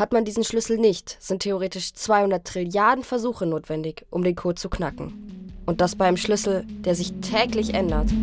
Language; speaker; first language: German; native; German